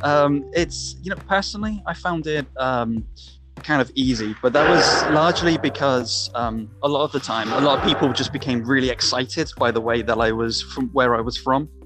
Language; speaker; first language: English; native; English